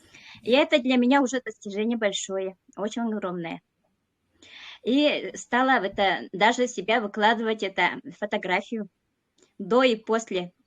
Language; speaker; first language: Russian; non-native, local second language; Yakut